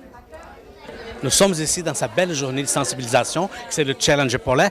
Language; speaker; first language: French; non-native, fluent; Portuguese